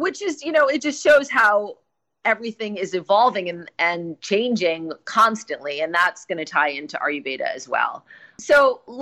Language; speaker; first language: English; native; English